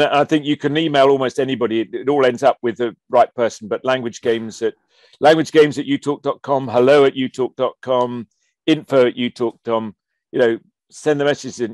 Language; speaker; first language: English; native; English